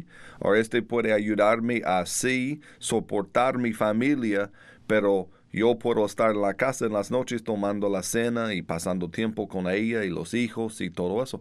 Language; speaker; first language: Spanish; non-native, learner; English